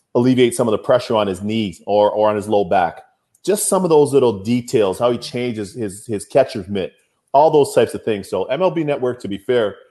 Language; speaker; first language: English; native; English